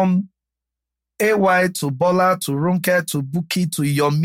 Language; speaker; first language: English; non-native, local second language; Yoruba